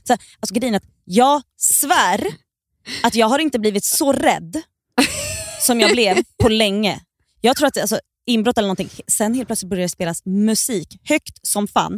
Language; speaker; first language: Swedish; native; Swedish